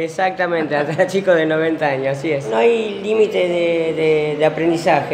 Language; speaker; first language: Spanish; native; Spanish